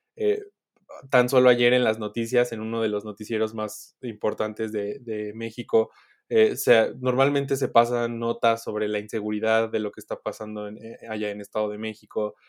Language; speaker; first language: Spanish; native; Spanish